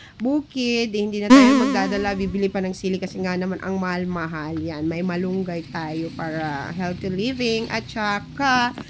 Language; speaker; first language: Filipino; non-native, local second language; Masbatenyo